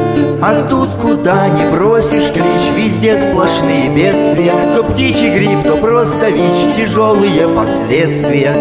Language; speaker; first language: Russian; native; Russian